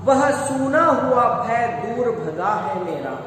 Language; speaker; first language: Hindi; non-native, local second language; Kannada